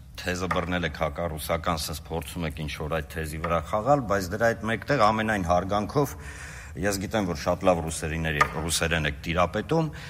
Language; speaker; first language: Armenian; native; Armenian